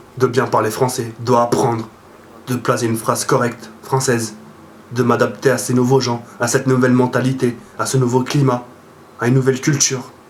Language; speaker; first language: French; early bilingual, other home language; Arabic